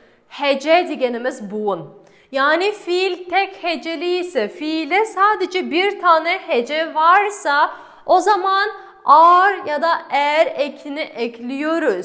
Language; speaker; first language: Turkish; non-native, fluent; Kazakh